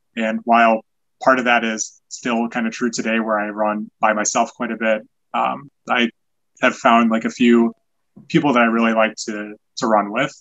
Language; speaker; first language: English; native; English